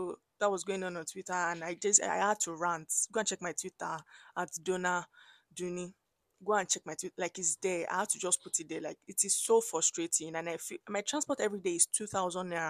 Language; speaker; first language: English; non-native, local second language; Yoruba